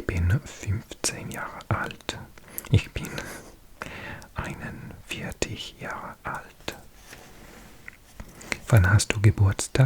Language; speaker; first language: German; non-native, learner; English